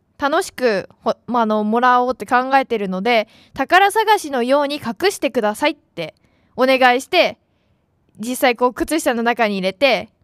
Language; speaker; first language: Japanese; native; Japanese